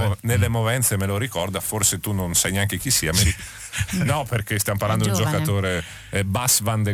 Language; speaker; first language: Italian; native; Italian